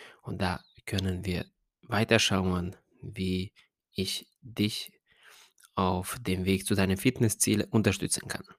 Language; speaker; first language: German; non-native, fluent; Hungarian